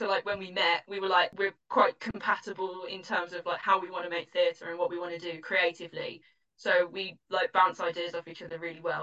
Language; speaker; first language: English; native; English